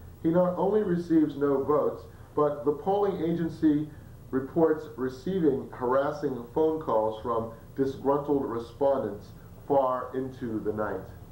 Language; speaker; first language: English; native; English